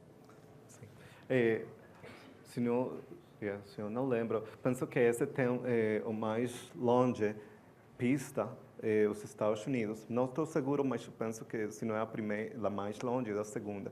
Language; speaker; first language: Portuguese; non-native, learner; Spanish